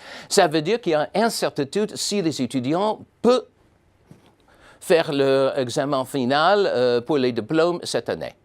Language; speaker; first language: French; non-native, fluent; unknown